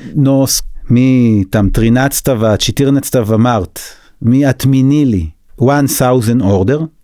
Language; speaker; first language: Russian; non-native, learner; Hebrew